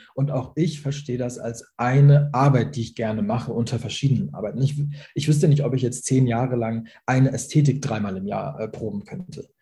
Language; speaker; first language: German; early bilingual, other home language; Persian